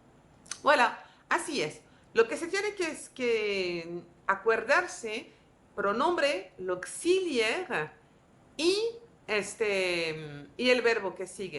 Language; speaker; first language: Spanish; non-native, learner; French